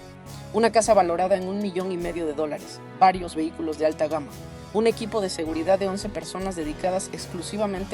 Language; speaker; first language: Spanish; native; Spanish